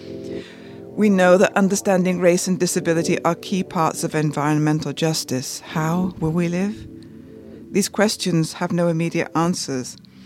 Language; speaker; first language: English; native; English